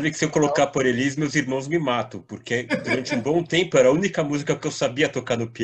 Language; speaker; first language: Portuguese; native; Portuguese